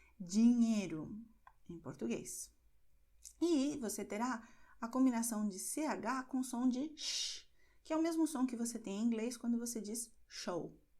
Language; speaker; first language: Portuguese; native; Portuguese